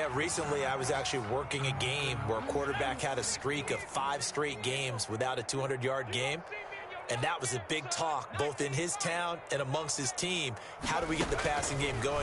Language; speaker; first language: English; native; English